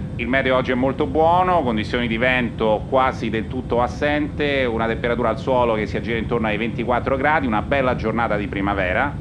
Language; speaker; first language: Italian; native; Italian